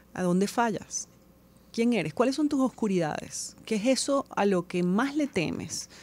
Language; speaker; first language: Spanish; native; Spanish